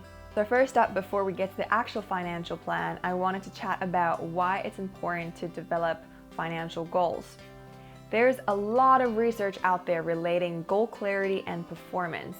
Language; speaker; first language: English; early bilingual, other home language; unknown